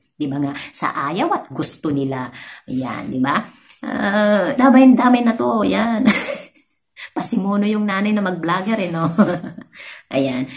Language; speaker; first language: Filipino; non-native, local second language; Iloko